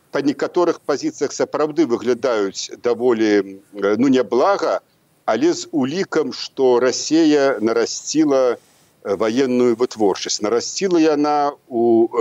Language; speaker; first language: Belarusian; native; Belarusian